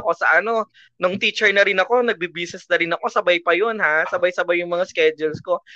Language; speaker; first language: Filipino; native; Filipino